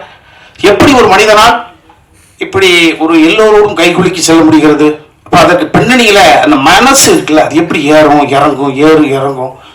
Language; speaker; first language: Tamil; native; Tamil